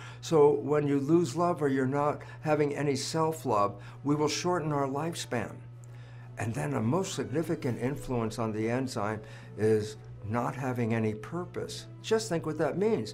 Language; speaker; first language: English; native; English